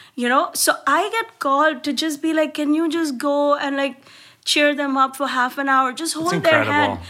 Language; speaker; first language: English; non-native, local second language; Gujarati